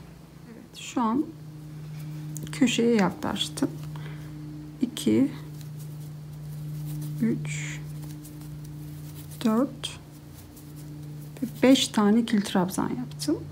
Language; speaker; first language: Turkish; native; Turkish